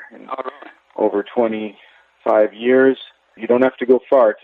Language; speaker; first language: English; native; English